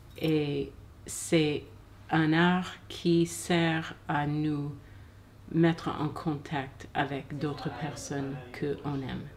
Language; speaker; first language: French; non-native, fluent; English